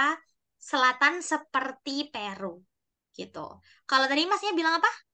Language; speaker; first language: Indonesian; native; Indonesian